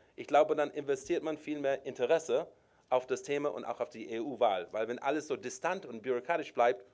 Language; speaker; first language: German; non-native, fluent; English